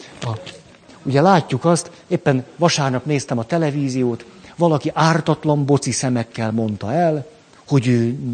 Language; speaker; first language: Hungarian; native; Hungarian